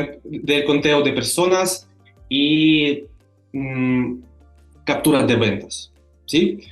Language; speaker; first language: Spanish; non-native, fluent; Russian